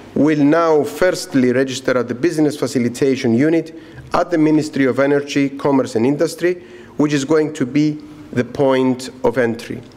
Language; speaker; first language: English; non-native, fluent; Greek